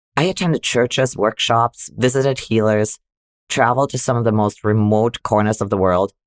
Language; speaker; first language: English; non-native, fluent; German